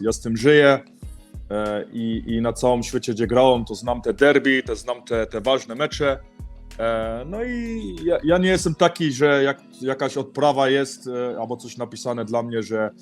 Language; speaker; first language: Polish; early bilingual, heritage; Polish